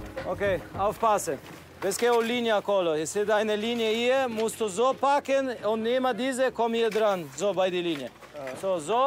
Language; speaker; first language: German; non-native, learner; Italian